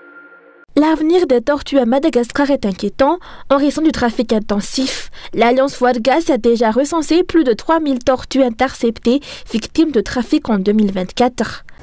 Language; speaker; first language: French; non-native, local second language; Malagasy